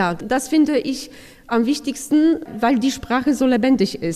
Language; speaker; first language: German; non-native, fluent; Polish